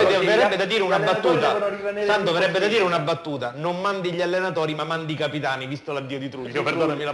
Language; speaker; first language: Italian; native; Italian